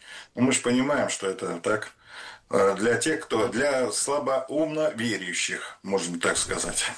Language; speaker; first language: Russian; native; Russian